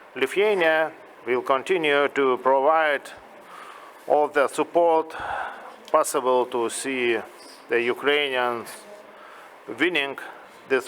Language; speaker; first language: English; non-native, fluent; Lithuanian